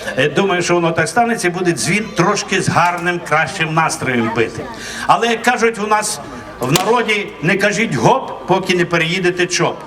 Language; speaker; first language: Ukrainian; native; Ukrainian